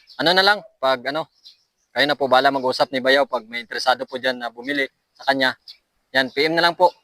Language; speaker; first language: Filipino; non-native, local second language; Aklanon